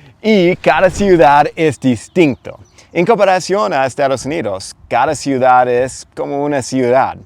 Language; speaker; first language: Spanish; non-native, fluent; English